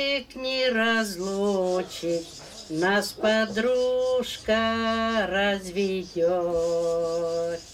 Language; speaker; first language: Russian; native; Russian